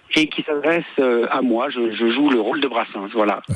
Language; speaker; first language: French; native; French